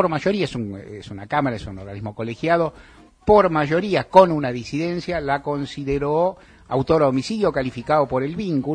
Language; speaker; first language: Spanish; native; Spanish